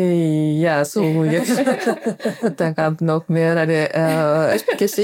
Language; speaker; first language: German; non-native, fluent; Japanese